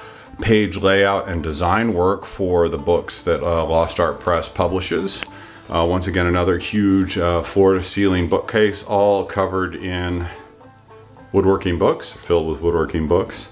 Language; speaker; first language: English; native; English